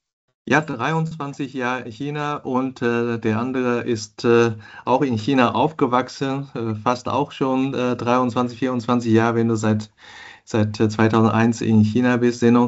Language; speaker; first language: German; non-native, fluent; Chinese